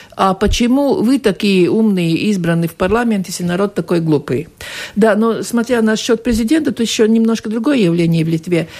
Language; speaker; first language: Russian; non-native, local second language; Latvian